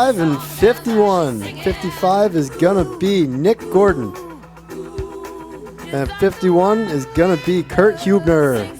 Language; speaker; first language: English; native; English